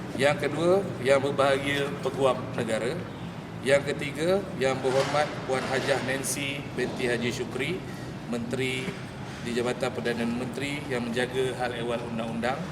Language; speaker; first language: Malay; native; Malay